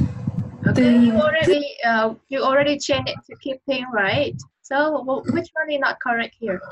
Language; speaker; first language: English; non-native, learner; Vietnamese